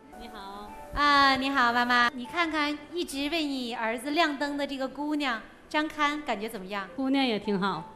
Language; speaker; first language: Chinese; native; Chinese